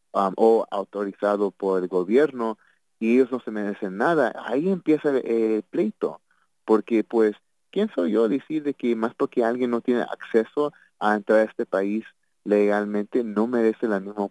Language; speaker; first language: Spanish; early bilingual, heritage; Spanish